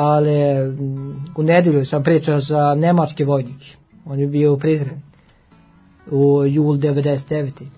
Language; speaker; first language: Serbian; non-native, learner; Norwegian